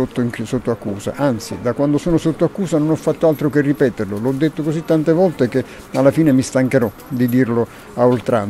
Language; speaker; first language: Italian; native; Italian